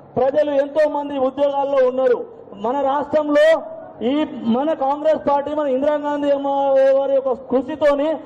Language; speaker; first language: Telugu; non-native, local second language; Lambadi